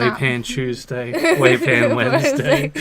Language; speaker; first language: English; native; English